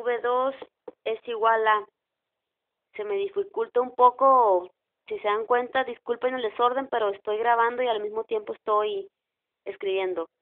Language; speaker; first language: Spanish; native; Spanish